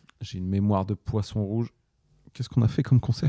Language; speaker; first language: French; native; French